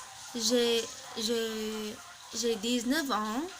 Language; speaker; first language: French; non-native, learner; Indonesian